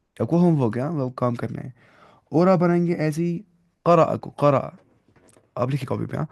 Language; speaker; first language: Urdu; native; Urdu